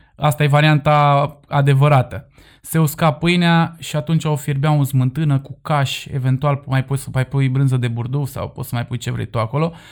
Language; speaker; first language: Romanian; native; Romanian